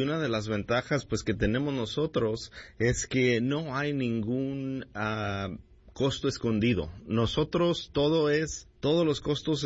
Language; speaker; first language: Spanish; early bilingual, heritage; Spanish